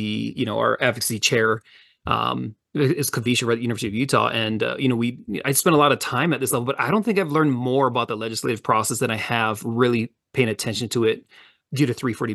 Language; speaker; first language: English; native; English